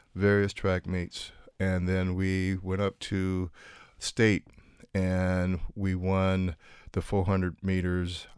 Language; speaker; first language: English; native; English